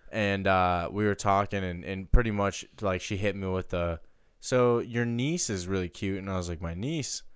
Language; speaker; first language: English; native; English